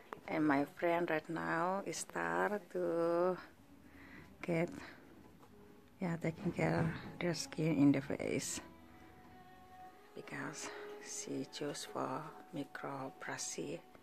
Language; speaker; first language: English; non-native, learner; Indonesian